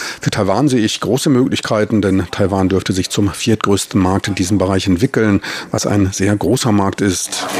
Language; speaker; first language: German; native; German